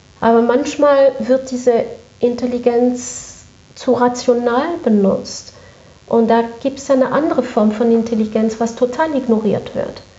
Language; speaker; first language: German; non-native, fluent; French